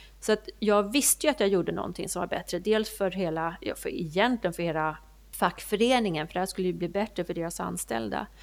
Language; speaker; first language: Swedish; native; Swedish